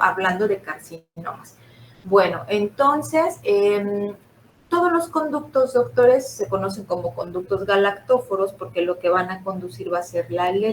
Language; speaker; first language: Spanish; native; Spanish